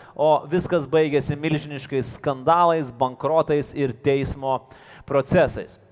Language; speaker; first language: Lithuanian; native; Lithuanian